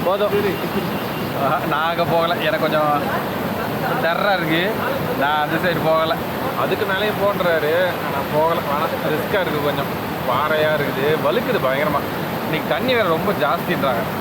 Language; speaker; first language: Tamil; native; Tamil